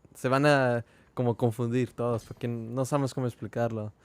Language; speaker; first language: Spanish; early bilingual, other home language; English